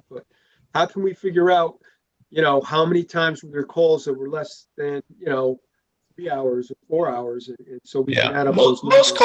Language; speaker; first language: English; native; English